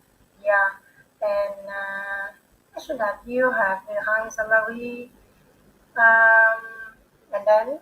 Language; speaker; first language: English; non-native, learner; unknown